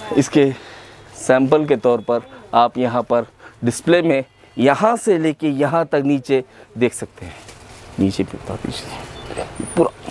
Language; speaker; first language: Hindi; non-native, local second language; Urdu